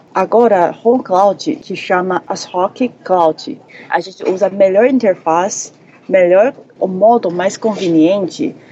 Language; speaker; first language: Portuguese; non-native, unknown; Chinese